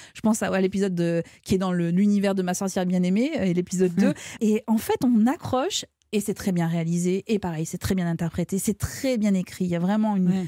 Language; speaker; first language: French; native; French